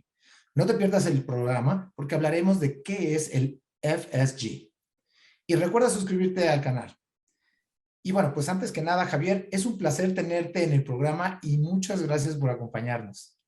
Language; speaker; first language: Spanish; native; Spanish